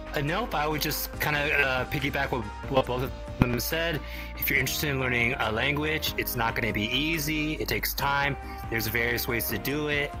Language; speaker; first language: English; native; English